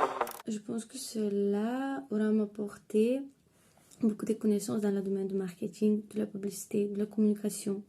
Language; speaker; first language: French; non-native, fluent; Bulgarian